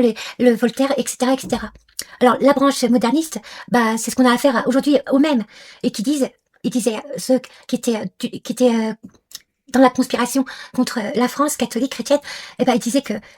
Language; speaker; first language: French; non-native, local second language; Arabic